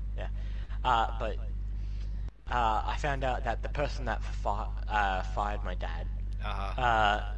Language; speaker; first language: English; native; English